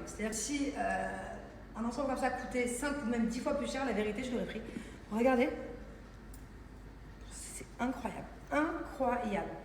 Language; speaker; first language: French; native; French